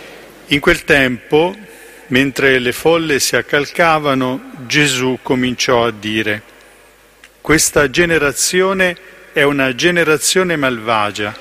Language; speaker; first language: Italian; native; Italian